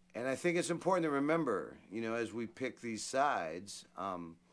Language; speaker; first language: English; native; English